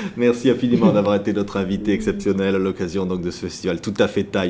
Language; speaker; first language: French; native; French